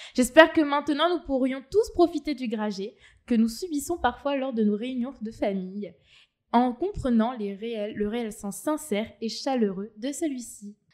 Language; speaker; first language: French; native; French